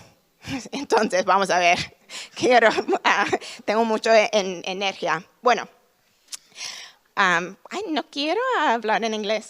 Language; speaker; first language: Spanish; non-native, learner; English